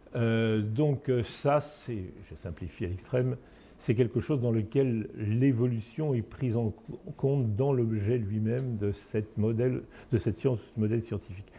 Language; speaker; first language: French; native; French